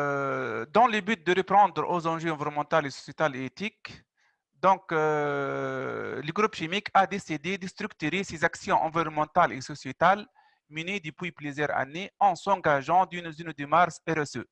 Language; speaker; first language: French; non-native, local second language; Arabic